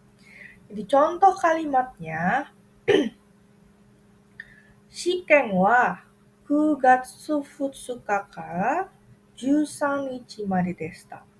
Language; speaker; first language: Japanese; non-native, fluent; Indonesian